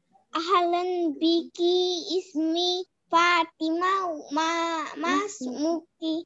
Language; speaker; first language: Arabic; non-native, learner; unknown